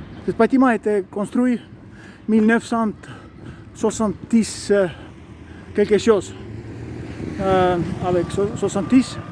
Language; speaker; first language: French; non-native, learner; Estonian